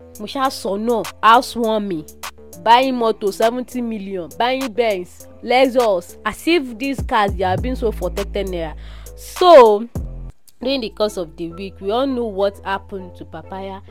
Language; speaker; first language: English; non-native, local second language; Yoruba